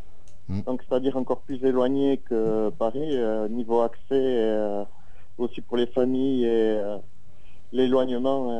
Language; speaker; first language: French; native; French